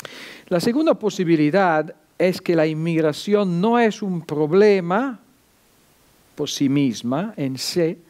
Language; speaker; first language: Spanish; non-native, fluent; Italian